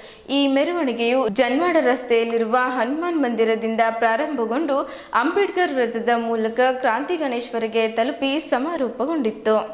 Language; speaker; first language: Kannada; native; Kannada